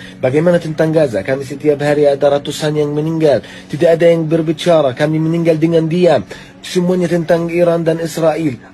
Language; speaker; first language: Indonesian; non-native, fluent; Arabic